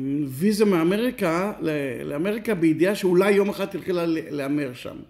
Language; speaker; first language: Hebrew; native; Hebrew